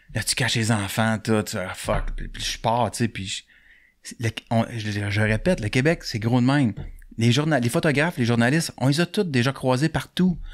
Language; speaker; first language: French; native; French